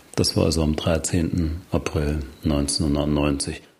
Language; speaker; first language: German; native; German